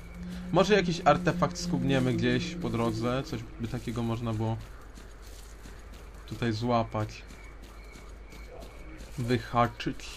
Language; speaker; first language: Polish; native; Polish